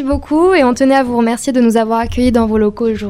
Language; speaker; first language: French; native; French